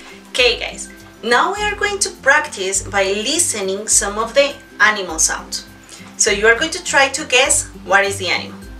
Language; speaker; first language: English; non-native, fluent; Spanish